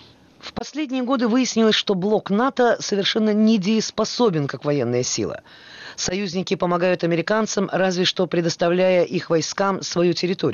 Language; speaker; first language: Russian; native; Russian